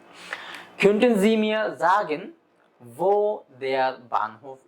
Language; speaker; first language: German; non-native, fluent; Bangla